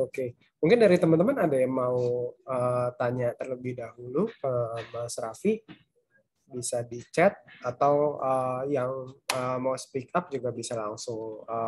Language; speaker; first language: Indonesian; native; Indonesian